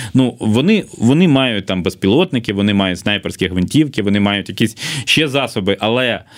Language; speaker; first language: Ukrainian; native; Ukrainian